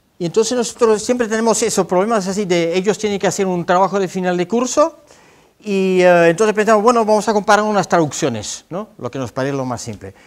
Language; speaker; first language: Spanish; non-native, fluent; Dutch